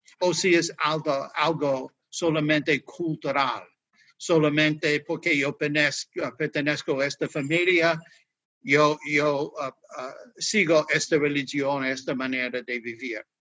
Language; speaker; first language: Spanish; non-native, learner; English